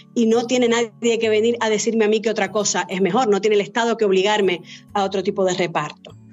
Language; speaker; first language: Spanish; native; Spanish